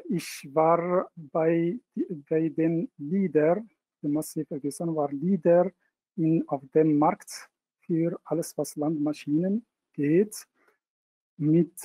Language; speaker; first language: German; non-native, fluent; Arabic